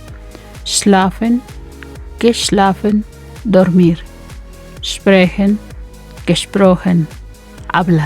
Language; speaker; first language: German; non-native, fluent; Spanish